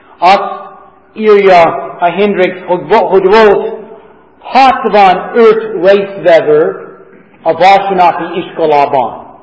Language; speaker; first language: Hungarian; non-native, fluent; English